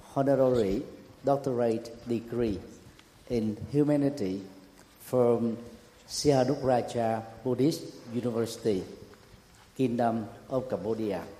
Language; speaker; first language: English; non-native, fluent; Vietnamese